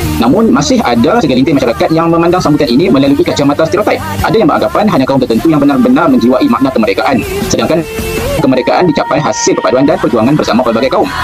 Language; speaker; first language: Malay; native; Malay